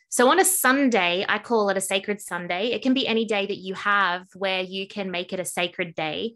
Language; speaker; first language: English; native; English